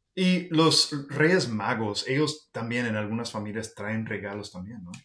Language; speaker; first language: Spanish; non-native, fluent; English